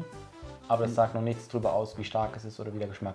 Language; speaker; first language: German; native; German